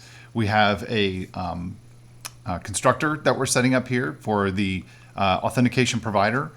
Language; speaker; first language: English; native; English